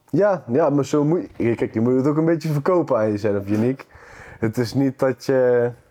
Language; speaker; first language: Dutch; native; Dutch